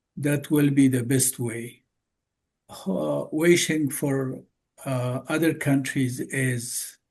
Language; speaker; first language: English; non-native, fluent; Persian